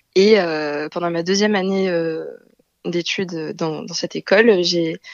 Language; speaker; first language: French; native; French